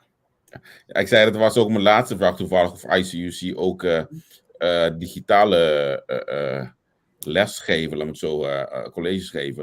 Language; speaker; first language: Dutch; non-native, local second language; Papiamento